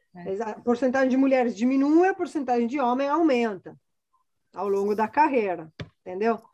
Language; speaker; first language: Portuguese; non-native, fluent; Italian